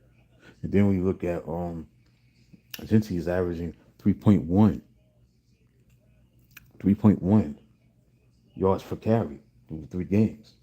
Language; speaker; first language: English; native; English